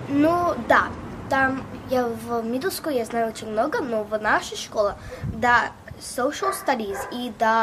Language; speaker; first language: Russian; early bilingual, heritage; Russian